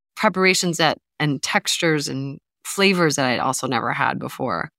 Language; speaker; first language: English; native; English